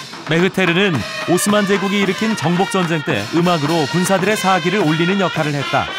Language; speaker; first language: Korean; native; Korean